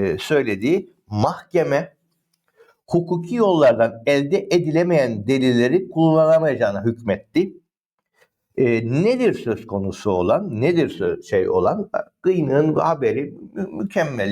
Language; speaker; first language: Turkish; native; Turkish